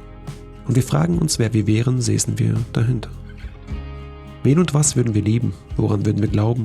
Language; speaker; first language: German; native; German